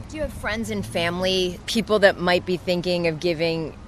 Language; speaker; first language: English; native; English